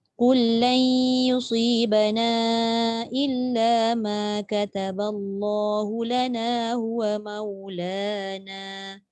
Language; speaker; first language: Malay; native; Malay